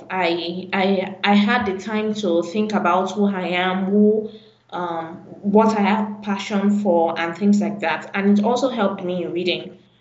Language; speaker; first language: English; non-native, local second language; Yoruba